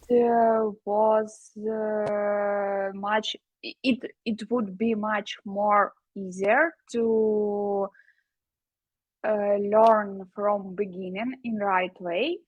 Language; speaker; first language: English; non-native, learner; Ukrainian